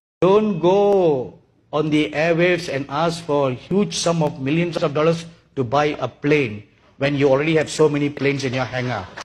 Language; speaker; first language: English; non-native, local second language; Tamil